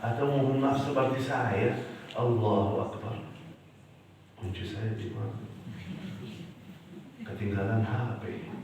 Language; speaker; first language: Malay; non-native, fluent; Arabic